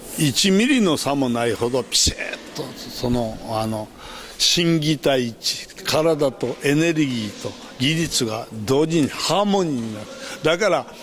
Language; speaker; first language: Japanese; native; Japanese